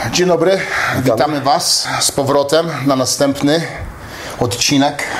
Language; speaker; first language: Polish; early bilingual, heritage; Polish